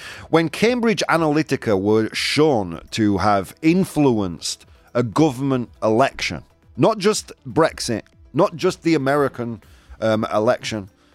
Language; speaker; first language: English; native; English